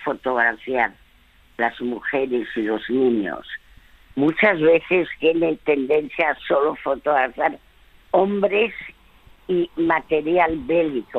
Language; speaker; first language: Spanish; early bilingual, other home language; French